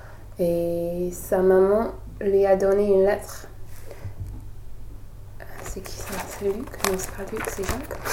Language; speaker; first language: French; non-native, learner; English